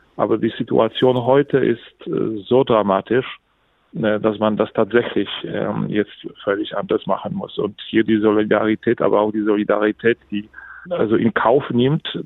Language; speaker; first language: German; non-native, fluent; Polish